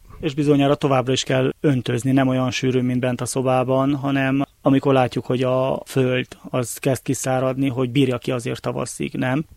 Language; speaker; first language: Hungarian; native; Hungarian